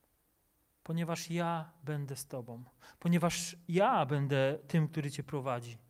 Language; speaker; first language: Polish; native; Polish